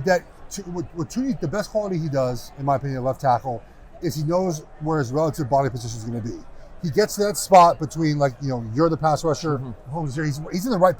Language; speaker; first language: English; native; English